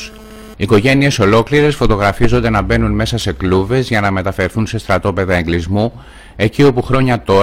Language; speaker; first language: Greek; native; Greek